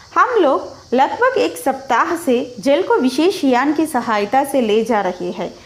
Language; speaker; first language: Hindi; non-native, local second language; Telugu